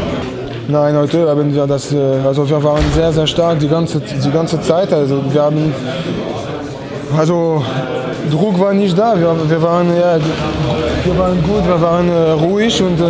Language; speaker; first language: German; non-native, fluent; French